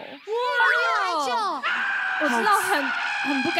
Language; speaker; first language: Chinese; native; Chinese